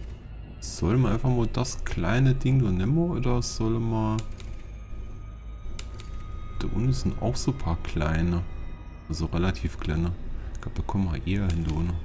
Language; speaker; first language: German; native; German